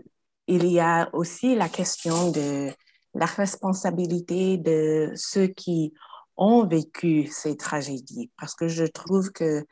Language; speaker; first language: French; non-native, fluent; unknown